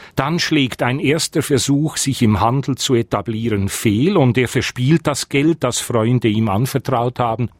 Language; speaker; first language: German; native; German